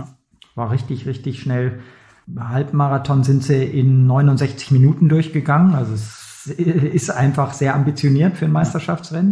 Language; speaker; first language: German; native; German